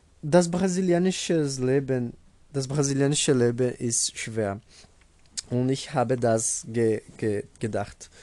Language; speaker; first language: German; non-native, learner; Portuguese